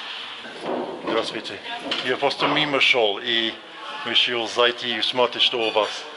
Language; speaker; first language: Russian; non-native, learner; English